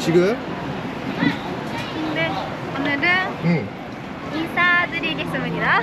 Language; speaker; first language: Korean; non-native, learner; Japanese